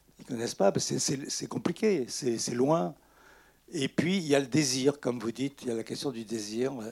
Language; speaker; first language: French; native; French